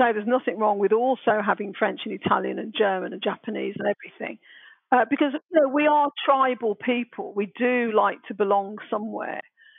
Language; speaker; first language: English; native; English